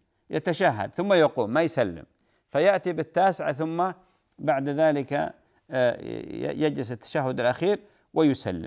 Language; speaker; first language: Arabic; native; Arabic